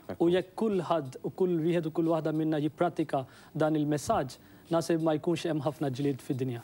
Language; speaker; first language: Maltese; non-native, fluent; Urdu